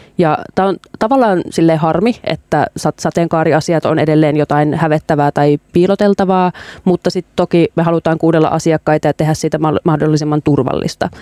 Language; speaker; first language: Finnish; native; Finnish